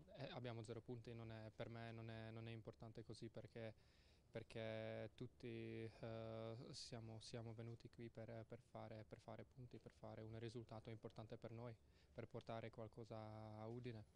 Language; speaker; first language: Italian; non-native, learner; Czech